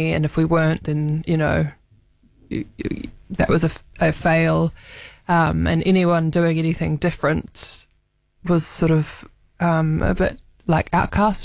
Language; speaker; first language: English; native; English